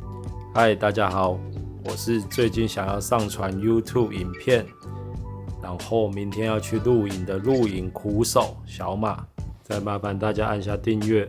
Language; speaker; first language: Chinese; native; Chinese